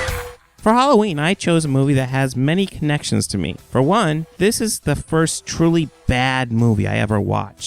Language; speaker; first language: English; native; English